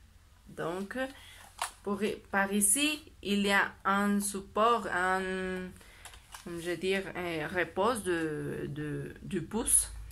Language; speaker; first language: French; non-native, learner; Spanish